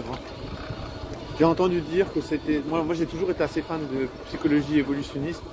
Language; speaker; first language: French; native; French